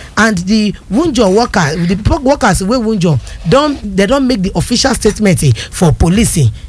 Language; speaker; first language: Nigerian Pidgin; non-native, local second language; Yoruba